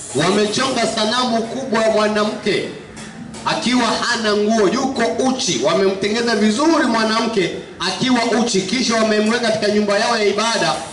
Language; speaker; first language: Swahili; native; Swahili